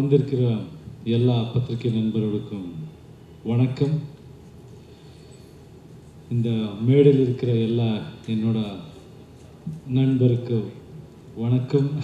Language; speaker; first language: Tamil; non-native, learner; Kannada